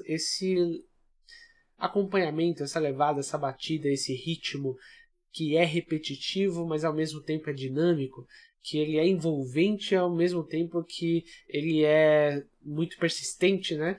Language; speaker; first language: Portuguese; native; Portuguese